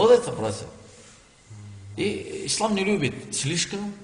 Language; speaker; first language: Russian; non-native, learner; Turkish